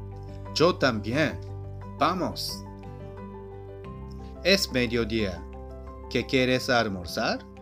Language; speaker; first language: Spanish; non-native, fluent; Japanese